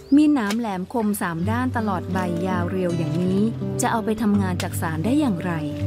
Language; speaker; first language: Thai; native; Thai